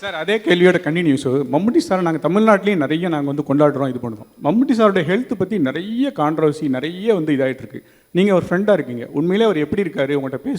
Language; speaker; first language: Tamil; native; Tamil